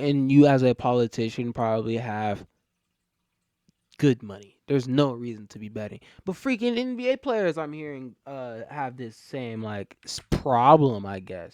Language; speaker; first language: English; native; English